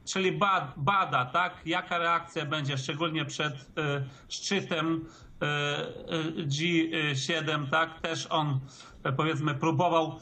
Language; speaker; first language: Polish; early bilingual, heritage; Polish